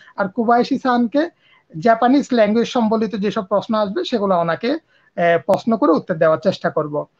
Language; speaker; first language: Japanese; non-native, fluent; Bangla